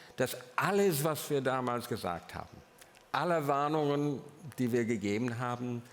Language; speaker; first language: German; non-native, fluent; English